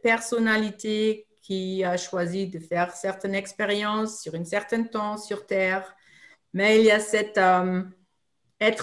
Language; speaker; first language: French; non-native, fluent; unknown